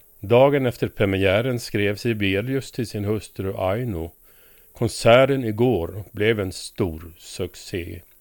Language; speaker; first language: Swedish; native; Swedish